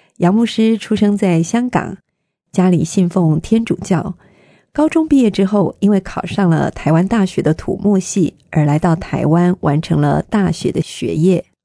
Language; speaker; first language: Chinese; native; Chinese